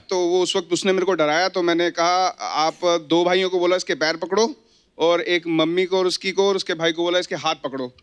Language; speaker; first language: Hindi; native; Hindi